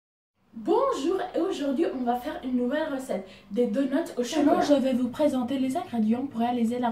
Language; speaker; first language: French; non-native, learner; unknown